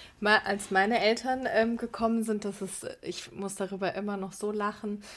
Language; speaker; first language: German; early bilingual, other home language; Persian